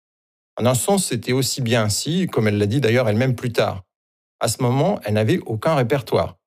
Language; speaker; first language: French; native; French